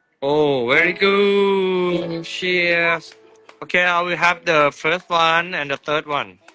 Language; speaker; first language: English; non-native, learner; Thai